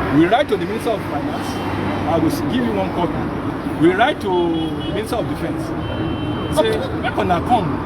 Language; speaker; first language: Nigerian Pidgin; non-native, local second language; Yoruba